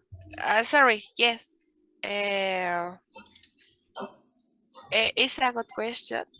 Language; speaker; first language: English; non-native, learner; Spanish